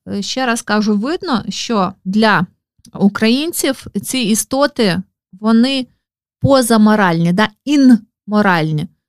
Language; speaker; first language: Ukrainian; non-native, local second language; Russian